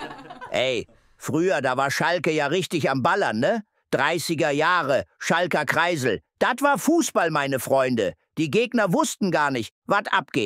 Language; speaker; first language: German; native; German